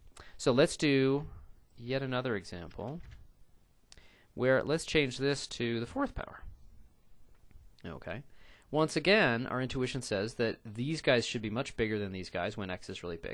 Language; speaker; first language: English; native; English